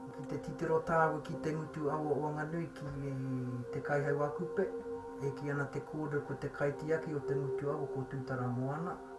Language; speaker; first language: Māori; native; Māori